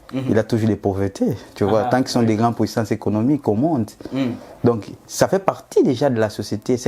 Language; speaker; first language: French; non-native, fluent; Portuguese